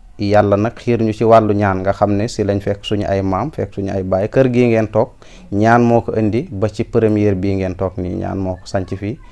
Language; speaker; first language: Wolof; non-native, local second language; Fula